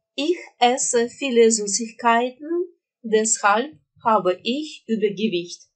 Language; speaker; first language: German; non-native, fluent; Russian